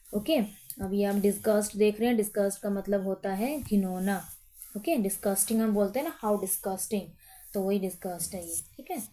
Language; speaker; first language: Hindi; native; Hindi